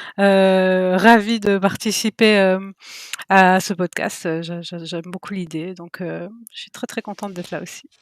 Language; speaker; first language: French; early bilingual, other home language; Italian